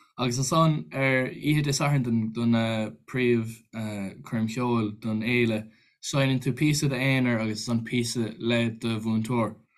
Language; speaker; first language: Irish; native; Irish